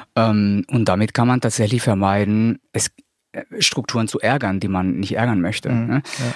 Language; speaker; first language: German; non-native, fluent; Spanish